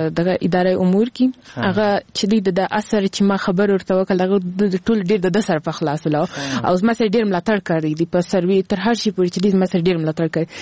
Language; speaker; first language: Pashto; early bilingual, heritage; Pashto